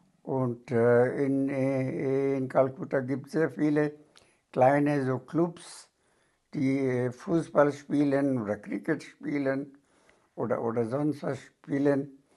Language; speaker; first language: German; non-native, fluent; Bangla